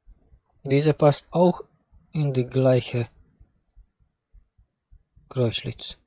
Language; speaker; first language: German; non-native, fluent; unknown